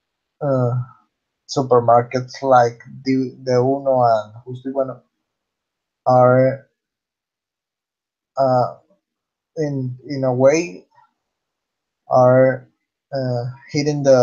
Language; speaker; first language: English; non-native, learner; Spanish